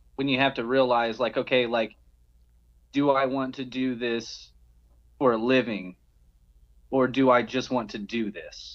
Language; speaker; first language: English; native; English